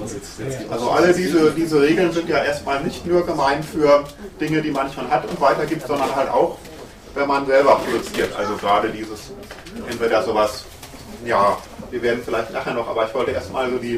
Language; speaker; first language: German; native; German